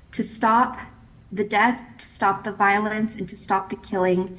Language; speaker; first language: English; native; English